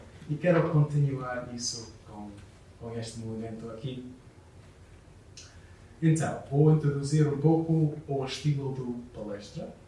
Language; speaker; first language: Portuguese; non-native, learner; English